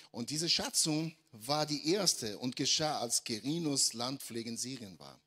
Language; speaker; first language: German; non-native, fluent; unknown